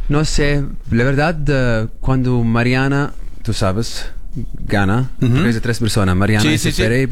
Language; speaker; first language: Spanish; non-native, learner; Arabic